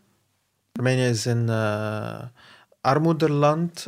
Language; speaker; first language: Dutch; non-native, fluent; Arabic